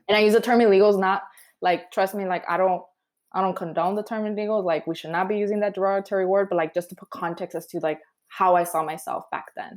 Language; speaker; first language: English; early bilingual, other home language; Spanish